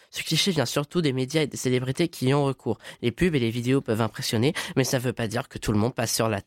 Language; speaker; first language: French; native; French